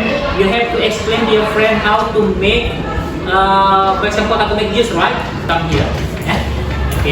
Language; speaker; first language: English; non-native, fluent; Indonesian